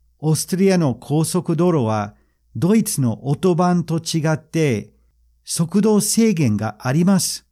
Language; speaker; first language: Japanese; non-native, fluent; English